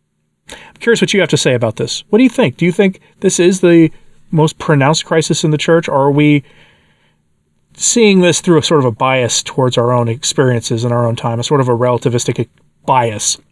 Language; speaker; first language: English; native; English